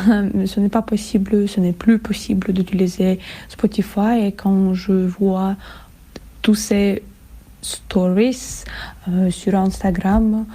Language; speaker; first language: French; non-native, fluent; Russian